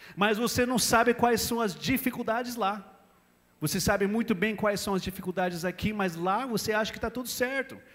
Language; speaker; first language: Portuguese; non-native, fluent; English